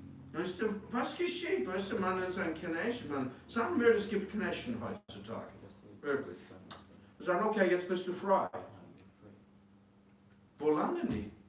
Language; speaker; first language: German; non-native, fluent; English